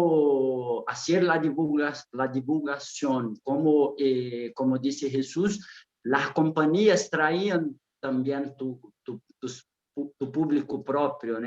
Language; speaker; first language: Spanish; non-native, fluent; Portuguese